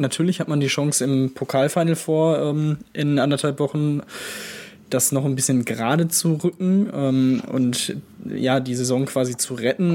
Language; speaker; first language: German; native; German